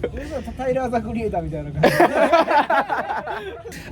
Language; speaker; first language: Japanese; native; Japanese